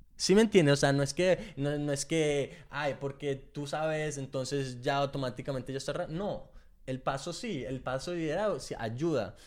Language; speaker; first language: Spanish; early bilingual, heritage; Spanish